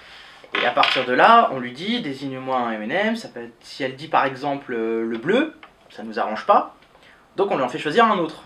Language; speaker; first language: French; native; French